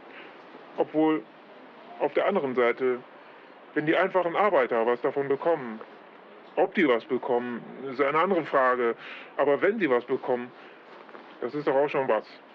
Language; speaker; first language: German; non-native, fluent; Polish